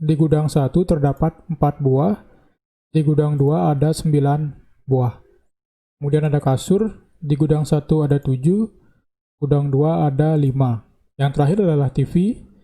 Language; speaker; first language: Indonesian; native; Indonesian